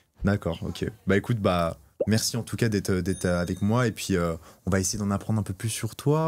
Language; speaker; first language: French; native; French